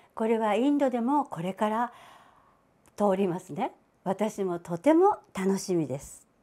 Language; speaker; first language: Japanese; native; Japanese